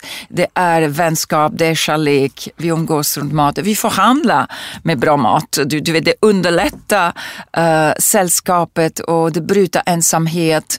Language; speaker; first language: Swedish; non-native, fluent; Italian